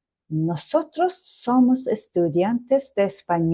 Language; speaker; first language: Spanish; non-native, fluent; Mongolian